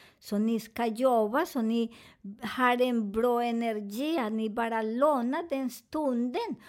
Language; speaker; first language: Swedish; non-native, learner; Spanish